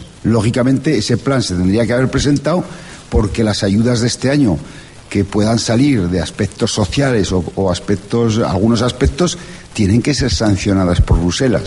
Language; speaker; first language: Spanish; native; Spanish